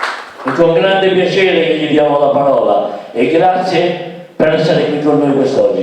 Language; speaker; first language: Italian; native; Italian